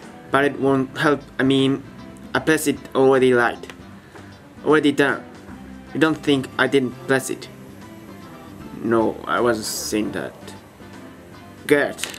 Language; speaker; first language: English; non-native, learner; Japanese